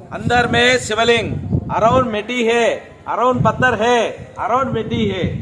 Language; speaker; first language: Hindi; non-native, local second language; Tamil